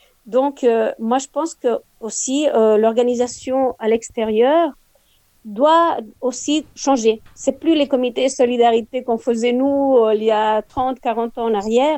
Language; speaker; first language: French; non-native, fluent; Spanish